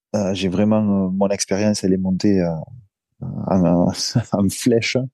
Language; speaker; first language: French; native; French